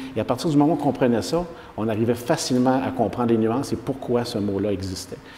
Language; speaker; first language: French; native; French